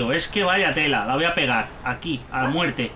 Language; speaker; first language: Spanish; native; Spanish